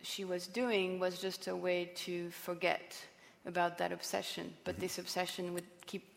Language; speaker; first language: English; non-native, fluent; French